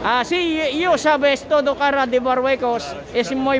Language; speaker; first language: Spanish; non-native, learner; Filipino